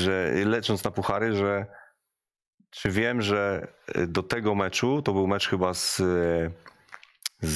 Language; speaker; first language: Polish; native; Polish